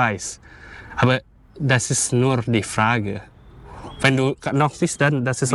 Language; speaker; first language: German; non-native, learner; Indonesian